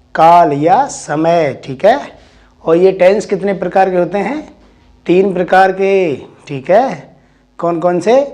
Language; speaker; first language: Hindi; native; Hindi